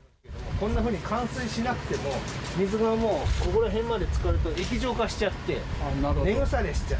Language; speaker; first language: Japanese; native; Japanese